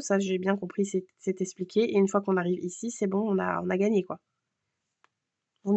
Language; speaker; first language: French; native; French